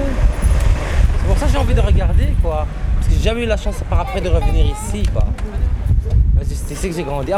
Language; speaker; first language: French; native; French